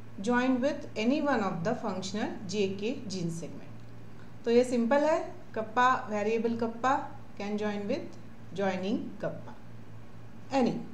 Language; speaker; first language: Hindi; non-native, local second language; Marathi